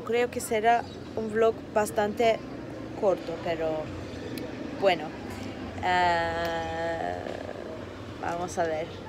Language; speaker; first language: Spanish; non-native, fluent; Turkish